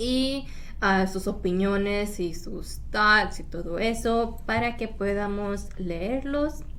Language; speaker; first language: Spanish; early bilingual, heritage; Spanish